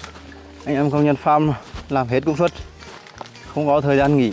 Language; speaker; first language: Vietnamese; native; Vietnamese